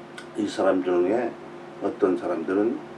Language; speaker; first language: Korean; native; Korean